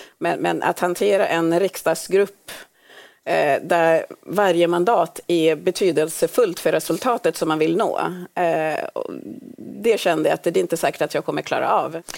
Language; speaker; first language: Swedish; early bilingual, other home language; Swahili